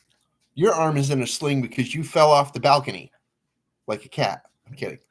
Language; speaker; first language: English; native; English